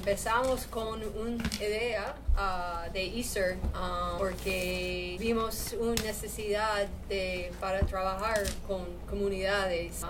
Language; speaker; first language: Spanish; non-native, learner; English